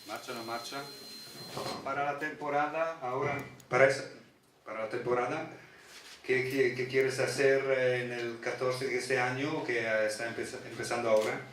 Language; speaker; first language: Spanish; non-native, learner; Italian